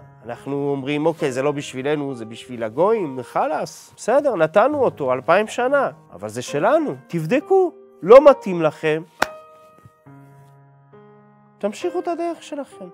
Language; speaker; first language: Hebrew; early bilingual, other home language; French